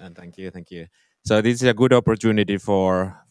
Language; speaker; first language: English; non-native, fluent; Finnish